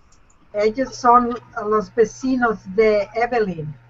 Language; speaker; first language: Spanish; non-native, learner; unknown